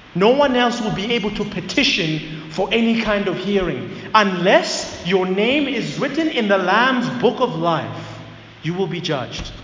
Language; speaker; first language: English; non-native, local second language; Zulu